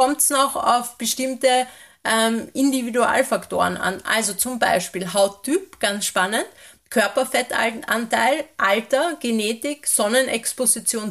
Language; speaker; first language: German; native; German